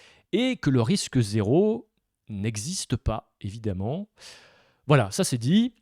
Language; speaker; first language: French; native; French